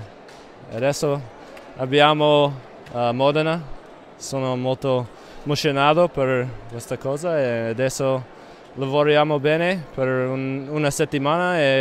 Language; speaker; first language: Italian; non-native, learner; English